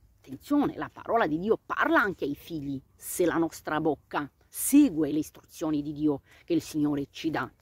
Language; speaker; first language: Italian; non-native, fluent; Romanian